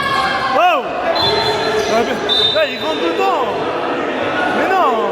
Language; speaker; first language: French; native; French